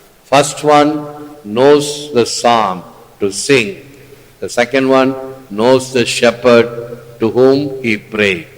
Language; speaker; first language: English; non-native, local second language; Tamil